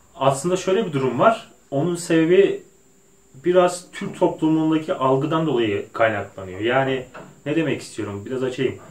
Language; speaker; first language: Turkish; native; Turkish